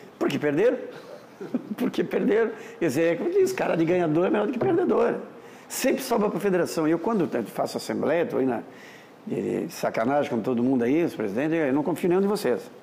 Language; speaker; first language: Portuguese; native; Portuguese